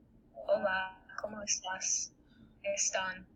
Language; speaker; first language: Spanish; non-native, learner; English